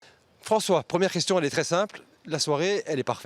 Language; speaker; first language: French; native; French